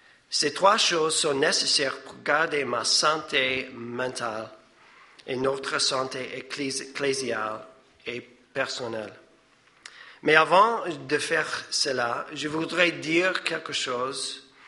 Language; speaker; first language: French; non-native, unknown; English